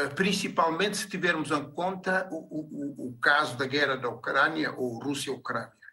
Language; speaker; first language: Portuguese; non-native, local second language; Upper Guinea Crioulo